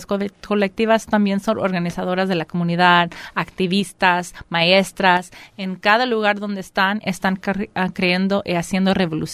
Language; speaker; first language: Spanish; early bilingual, heritage; Spanish